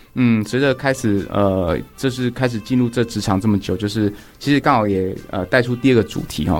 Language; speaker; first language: Chinese; native; Chinese